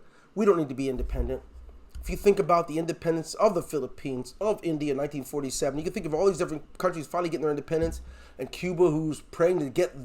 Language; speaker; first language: English; native; English